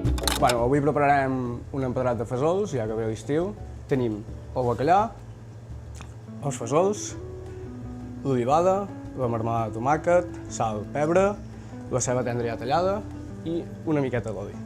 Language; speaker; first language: Catalan; native; Catalan